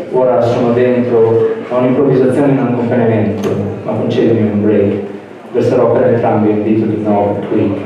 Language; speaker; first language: Italian; native; Italian